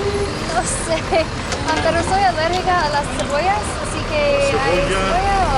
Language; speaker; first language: Spanish; non-native, learner; English